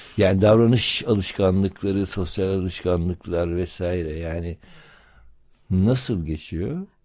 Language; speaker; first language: Turkish; native; Turkish